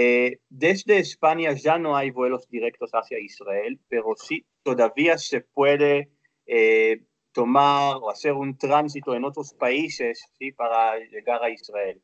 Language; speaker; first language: Spanish; non-native, fluent; Hebrew